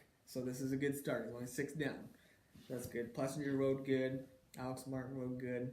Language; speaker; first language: English; native; English